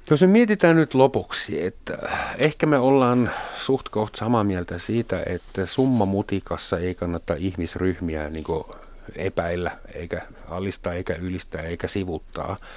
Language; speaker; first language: Finnish; non-native, fluent; German